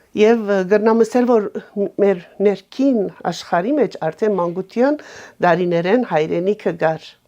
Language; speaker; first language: Armenian; native; Armenian